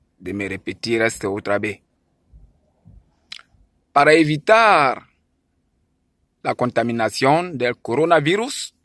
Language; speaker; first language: Spanish; non-native, learner; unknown